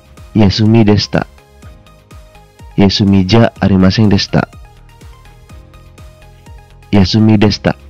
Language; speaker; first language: Japanese; non-native, fluent; Indonesian